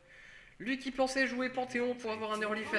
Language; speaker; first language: French; native; French